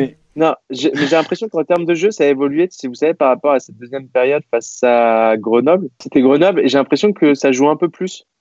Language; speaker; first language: French; native; French